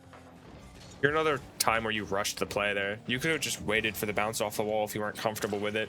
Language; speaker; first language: English; native; English